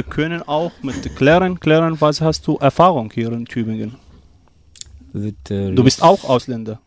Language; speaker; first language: German; non-native, learner; Arabic